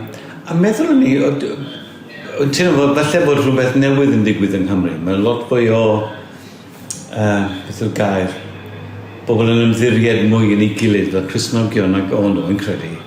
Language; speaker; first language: Welsh; native; Welsh